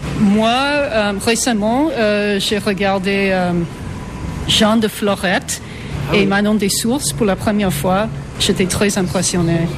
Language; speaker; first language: French; non-native, fluent; English